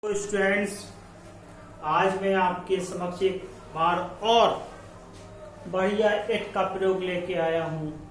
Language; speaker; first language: Hindi; native; Hindi